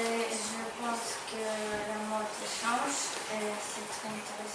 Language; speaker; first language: French; non-native, learner; Ukrainian